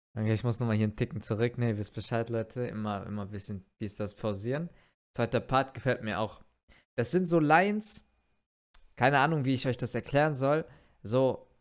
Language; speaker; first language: German; early bilingual, other home language; Turkish